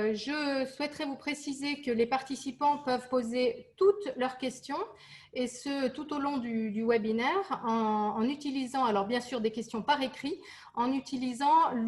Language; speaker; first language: French; native; French